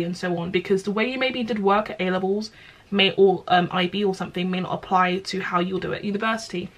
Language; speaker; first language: English; native; English